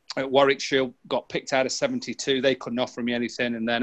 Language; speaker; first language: English; native; English